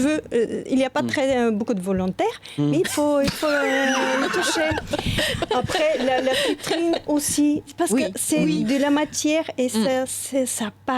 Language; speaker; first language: French; non-native, fluent; Bulgarian